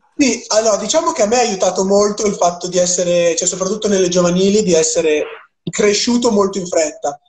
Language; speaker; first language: Italian; native; Italian